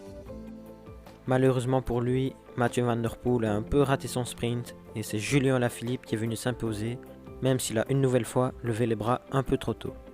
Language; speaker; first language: French; native; French